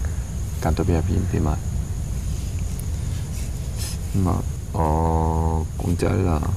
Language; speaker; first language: Vietnamese; non-native, learner; English